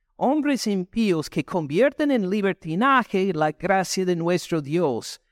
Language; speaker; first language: Spanish; non-native, fluent; English